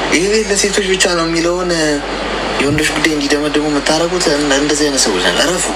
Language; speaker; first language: Amharic; native; Amharic